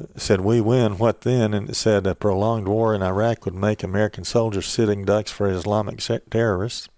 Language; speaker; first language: English; native; English